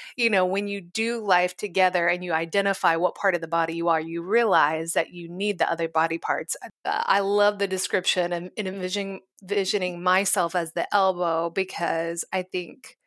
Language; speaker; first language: English; native; English